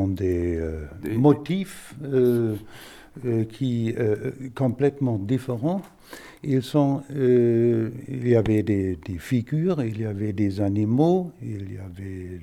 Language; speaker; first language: French; non-native, fluent; German